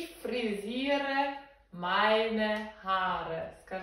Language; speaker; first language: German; non-native, fluent; Russian